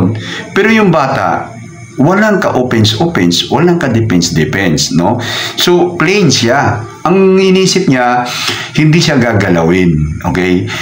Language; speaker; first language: Filipino; non-native, local second language; Cebuano